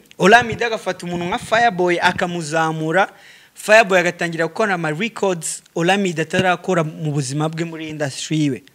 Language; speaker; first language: Kinyarwanda; early bilingual, heritage; Kinyarwanda